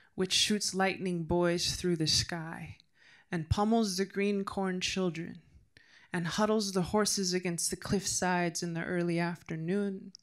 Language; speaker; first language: English; native; English